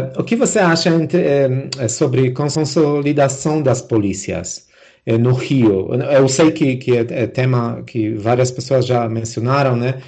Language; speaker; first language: Portuguese; non-native, fluent; Polish